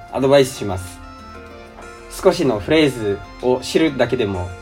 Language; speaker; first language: Japanese; early bilingual, other home language; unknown